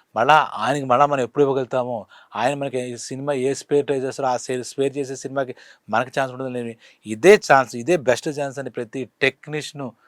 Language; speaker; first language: Telugu; native; Telugu